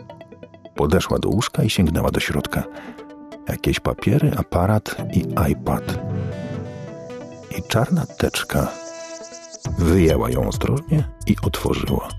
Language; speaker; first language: Polish; native; Polish